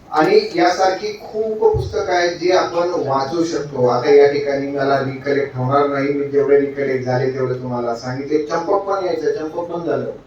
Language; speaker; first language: Marathi; native; Marathi